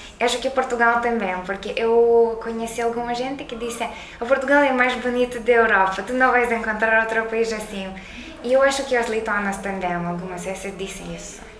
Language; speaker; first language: Portuguese; non-native, learner; Lithuanian